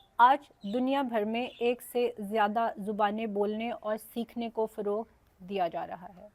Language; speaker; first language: Urdu; non-native, local second language; Punjabi